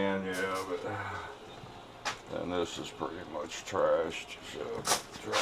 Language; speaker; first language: English; native; English